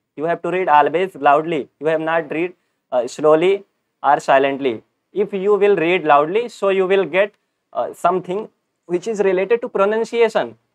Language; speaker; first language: English; non-native, local second language; Hindi